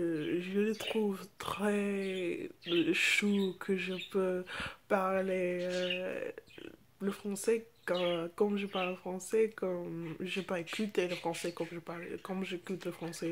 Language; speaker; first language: French; non-native, fluent; English